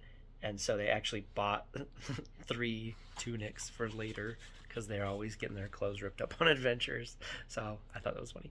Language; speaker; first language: English; native; English